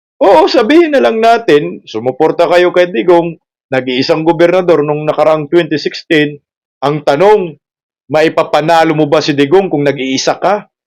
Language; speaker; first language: Filipino; non-native, local second language; Cebuano